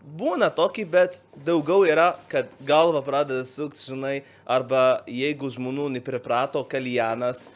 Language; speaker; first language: Lithuanian; non-native, learner; Arabic